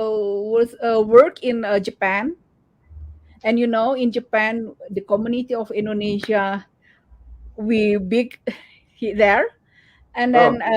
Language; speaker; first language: English; non-native, learner; Indonesian